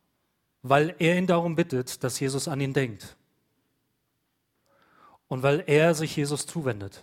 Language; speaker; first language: German; native; German